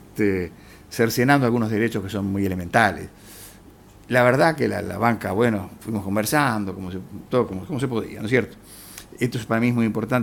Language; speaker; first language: Spanish; native; Spanish